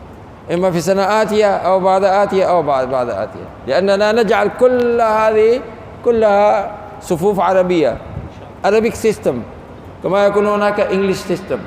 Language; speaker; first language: Arabic; non-native, fluent; Urdu